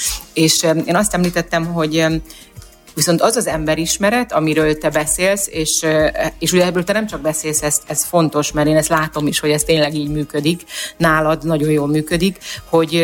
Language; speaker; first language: Hungarian; native; Hungarian